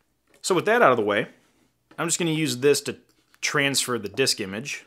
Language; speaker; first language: English; native; English